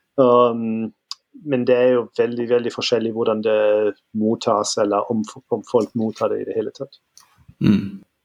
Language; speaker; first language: Norwegian; non-native, fluent; German